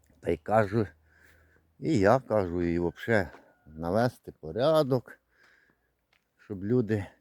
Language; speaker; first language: Ukrainian; native; Ukrainian